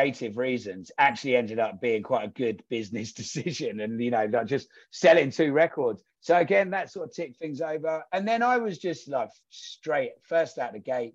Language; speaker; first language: English; native; English